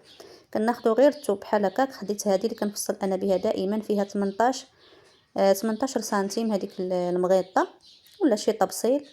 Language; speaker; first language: Arabic; native; Arabic